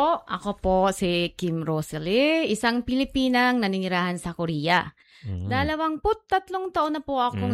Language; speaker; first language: Filipino; non-native, local second language; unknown